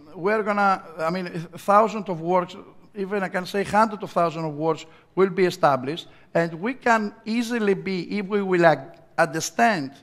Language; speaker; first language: English; non-native, fluent; Greek